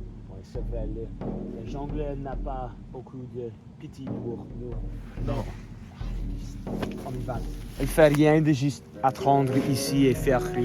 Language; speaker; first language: French; non-native, learner; English